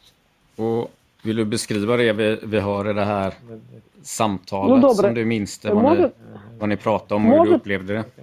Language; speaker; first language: Swedish; native; Swedish